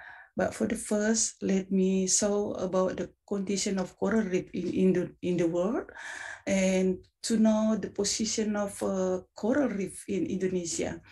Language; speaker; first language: English; non-native, fluent; Indonesian